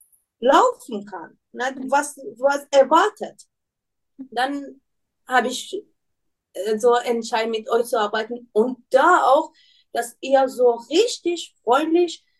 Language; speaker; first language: German; non-native, learner; Persian